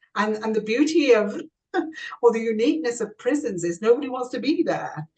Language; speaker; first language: English; native; English